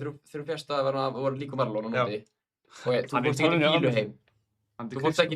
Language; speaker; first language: Icelandic; native; Icelandic